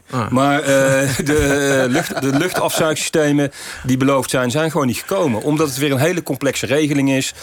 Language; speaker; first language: Dutch; native; Dutch